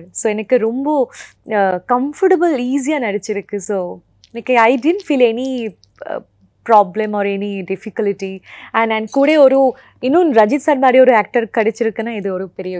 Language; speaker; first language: Tamil; non-native, fluent; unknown